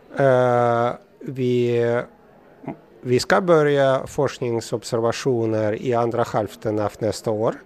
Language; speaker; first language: Swedish; non-native, fluent; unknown